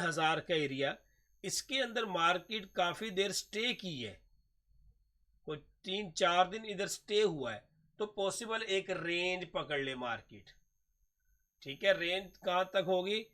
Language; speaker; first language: Hindi; non-native, local second language; Punjabi